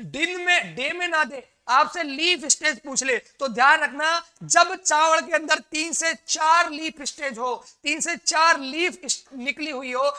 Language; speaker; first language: Hindi; native; Hindi